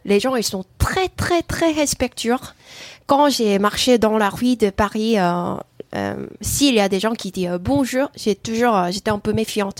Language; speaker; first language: French; non-native, fluent; Korean